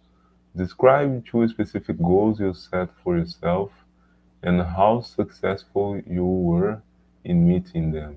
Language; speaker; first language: English; non-native, learner; Portuguese